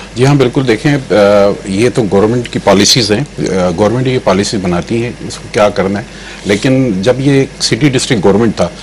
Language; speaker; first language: Urdu; native; Urdu